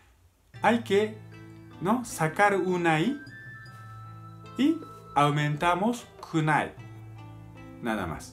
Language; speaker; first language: Spanish; non-native, fluent; Japanese